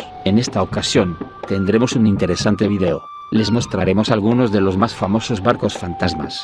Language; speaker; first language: Spanish; native; Spanish